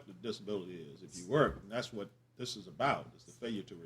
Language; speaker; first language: English; native; English